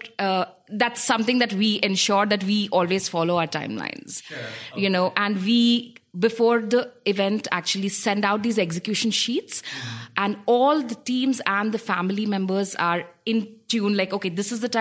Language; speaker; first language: English; non-native, local second language; Telugu